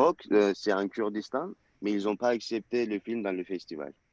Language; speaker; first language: French; non-native, learner; Turkish